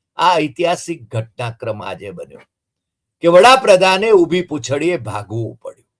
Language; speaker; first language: Gujarati; native; Gujarati